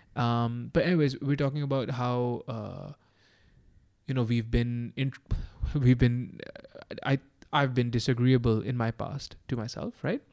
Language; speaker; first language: English; non-native, local second language; Urdu